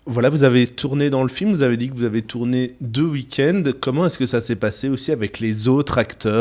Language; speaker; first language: French; native; French